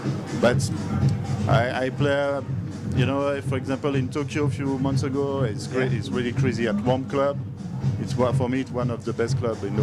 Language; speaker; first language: English; non-native, learner; French